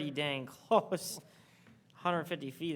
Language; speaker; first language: English; native; English